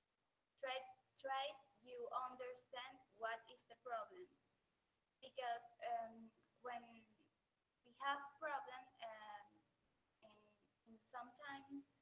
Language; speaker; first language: English; non-native, learner; Spanish